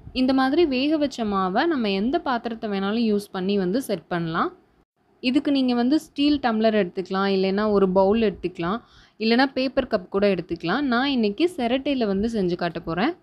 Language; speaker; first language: Tamil; native; Tamil